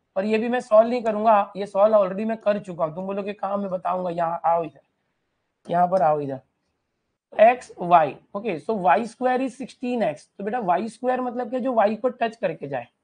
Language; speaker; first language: Hindi; non-native, local second language; Marathi